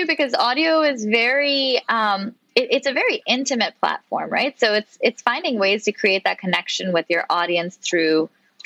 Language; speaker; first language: English; non-native, local second language; Urdu